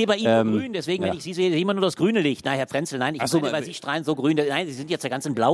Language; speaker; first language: German; native; German